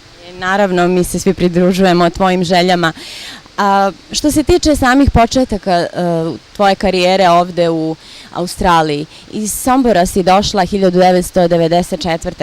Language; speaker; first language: Bosnian; native; Bosnian